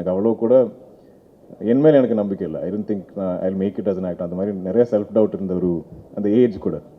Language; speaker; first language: Tamil; non-native, local second language; Malayalam